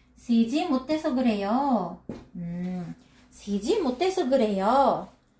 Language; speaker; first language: Korean; non-native, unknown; Filipino